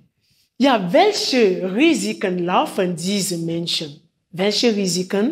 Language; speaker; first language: German; non-native, fluent; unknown